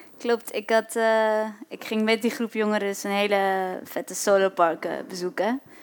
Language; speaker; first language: Dutch; early bilingual, other home language; Arabic